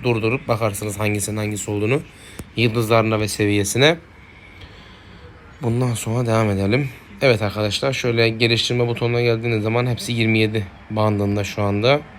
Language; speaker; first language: Turkish; native; Turkish